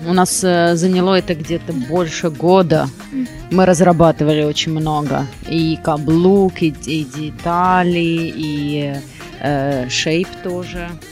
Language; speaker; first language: Russian; native; Russian